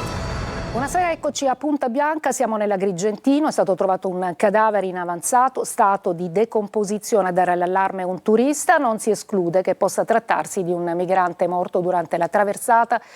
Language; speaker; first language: Italian; native; Italian